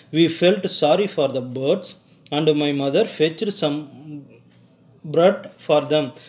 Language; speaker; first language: English; non-native, local second language; Tamil